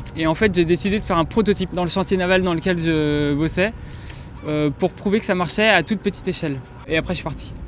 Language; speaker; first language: French; native; French